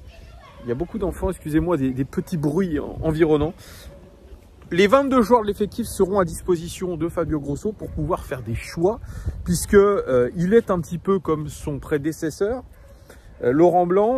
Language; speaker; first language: French; native; French